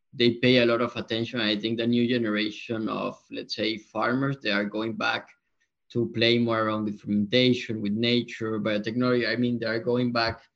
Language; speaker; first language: English; non-native, fluent; Spanish